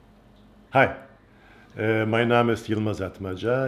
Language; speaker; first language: German; non-native, fluent; Turkish